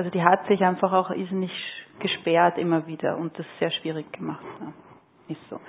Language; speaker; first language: German; native; German